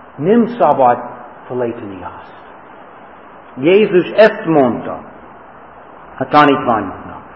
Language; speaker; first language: Hungarian; non-native, fluent; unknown